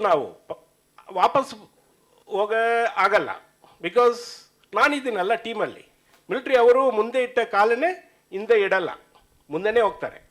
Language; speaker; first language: Kannada; non-native, learner; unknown